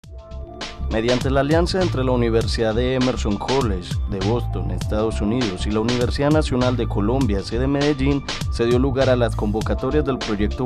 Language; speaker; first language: Spanish; native; Spanish